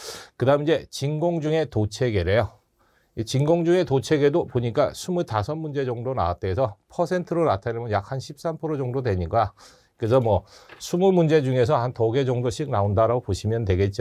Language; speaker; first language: Korean; native; Korean